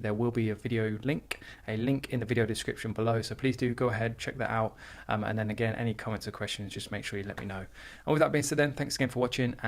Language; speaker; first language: English; native; English